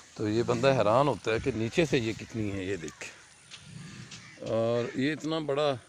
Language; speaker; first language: Urdu; native; Urdu